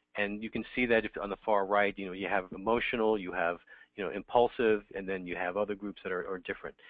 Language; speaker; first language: English; native; English